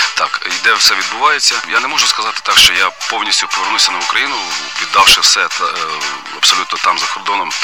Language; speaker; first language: Ukrainian; native; Ukrainian